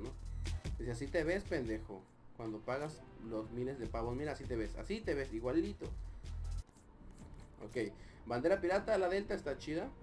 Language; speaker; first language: Spanish; native; Spanish